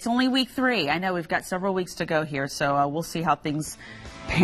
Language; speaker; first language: English; native; English